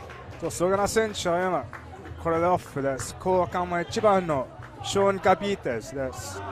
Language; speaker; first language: Japanese; non-native, learner; English